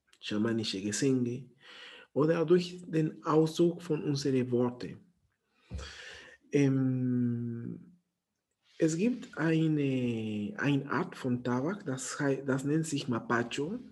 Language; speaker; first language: German; non-native, fluent; Spanish